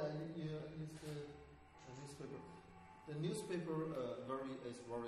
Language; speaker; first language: English; non-native, learner; Chinese